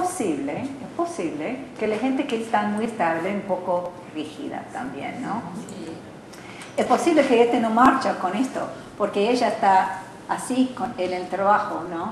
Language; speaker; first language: Spanish; non-native, learner; English